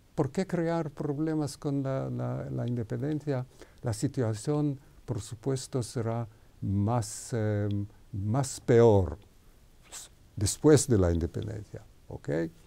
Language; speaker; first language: Spanish; non-native, fluent; Hebrew